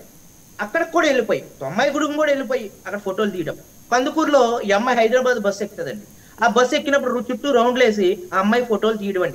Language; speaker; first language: Telugu; native; Telugu